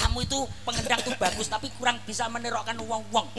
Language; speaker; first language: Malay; non-native, local second language; Javanese